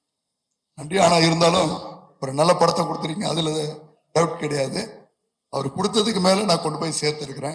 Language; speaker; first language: Tamil; native; Tamil